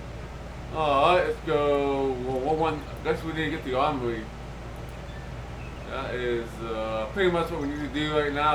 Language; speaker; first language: English; native; English